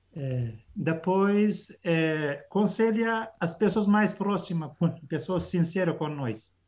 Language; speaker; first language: Portuguese; non-native, learner; Arabic